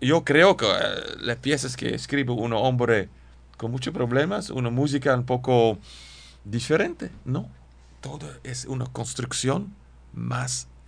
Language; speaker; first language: Spanish; non-native, learner; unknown